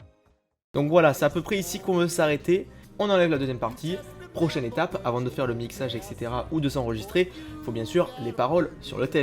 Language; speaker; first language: French; native; French